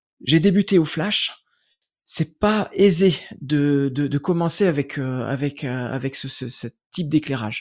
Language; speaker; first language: French; native; French